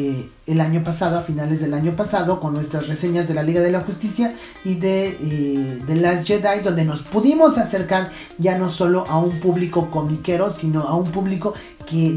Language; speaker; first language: Spanish; native; Spanish